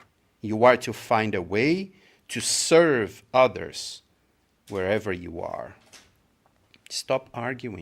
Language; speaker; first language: English; non-native, fluent; Portuguese